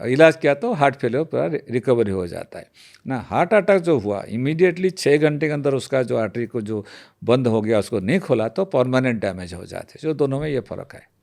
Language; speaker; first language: Hindi; non-native, local second language; Odia